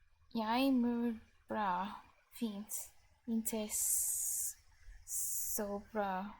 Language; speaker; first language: Swedish; non-native, learner; English